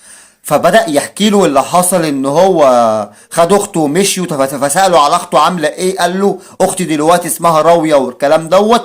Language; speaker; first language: Arabic; native; Arabic